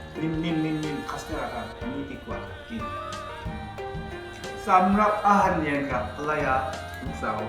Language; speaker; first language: Thai; non-native, learner; Korean